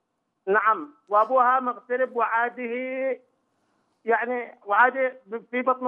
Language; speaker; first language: Arabic; native; Arabic